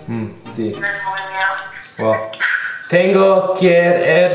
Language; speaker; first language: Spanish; non-native, learner; English